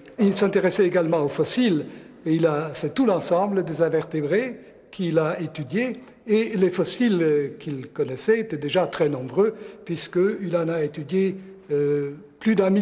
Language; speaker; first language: French; native; French